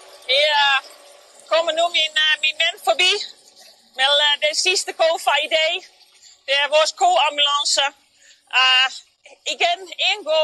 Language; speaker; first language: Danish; non-native, learner; Dutch